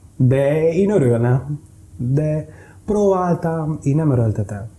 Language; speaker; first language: Hungarian; non-native, fluent; Spanish